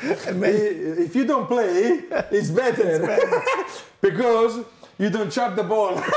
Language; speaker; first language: English; non-native, learner; Italian